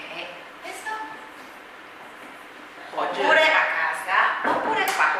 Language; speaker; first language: Italian; non-native, fluent; Chinese